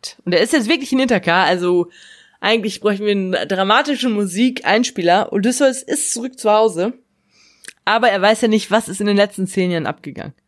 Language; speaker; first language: German; native; German